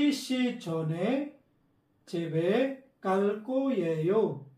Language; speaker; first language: Korean; non-native, fluent; Filipino